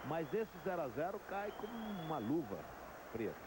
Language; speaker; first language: Portuguese; native; Portuguese